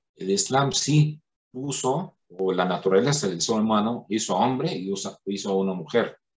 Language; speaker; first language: Spanish; non-native, fluent; Arabic